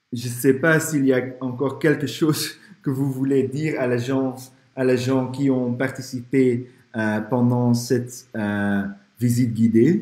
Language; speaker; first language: French; non-native, fluent; Dutch